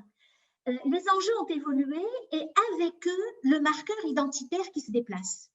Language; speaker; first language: French; native; French